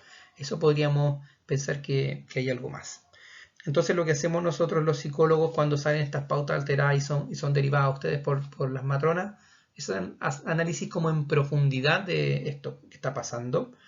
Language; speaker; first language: Spanish; native; Spanish